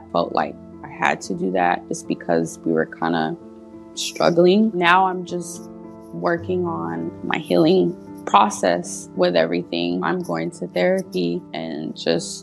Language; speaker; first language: English; native; English